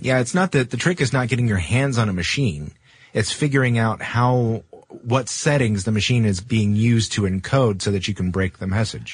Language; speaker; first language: English; native; English